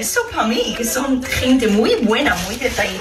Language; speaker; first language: Spanish; non-native, fluent; English